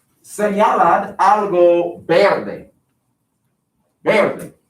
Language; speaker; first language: Spanish; non-native, fluent; English